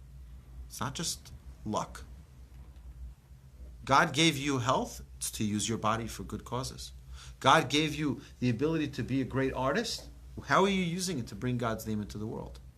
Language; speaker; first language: English; native; English